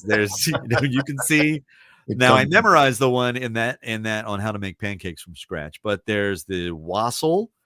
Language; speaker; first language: English; native; English